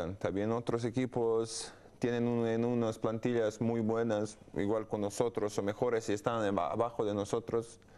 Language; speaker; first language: Spanish; non-native, learner; Serbian